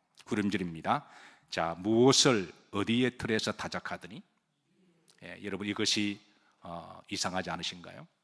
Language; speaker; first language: Korean; native; Korean